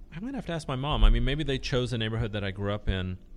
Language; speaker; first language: English; early bilingual, other home language; Spanish